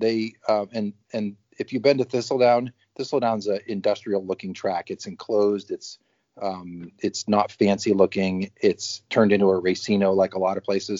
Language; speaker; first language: English; native; English